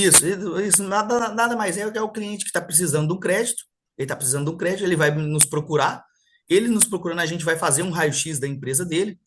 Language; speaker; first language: Portuguese; native; Portuguese